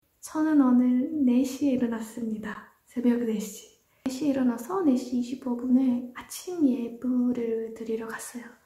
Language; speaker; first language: Korean; non-native, fluent; Estonian